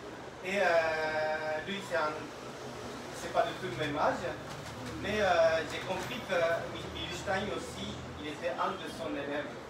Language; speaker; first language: French; non-native, fluent; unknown